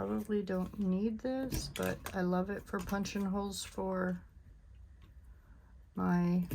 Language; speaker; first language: English; native; English